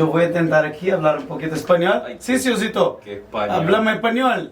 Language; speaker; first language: Spanish; non-native, fluent; Portuguese